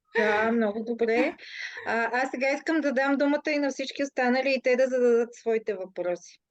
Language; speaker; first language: Bulgarian; native; Bulgarian